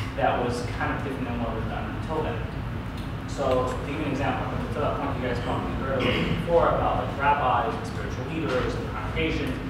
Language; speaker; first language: English; native; English